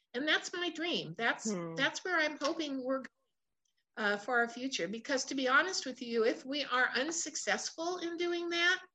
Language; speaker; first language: English; native; English